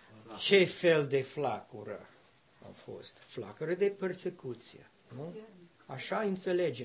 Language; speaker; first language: Romanian; non-native, learner; English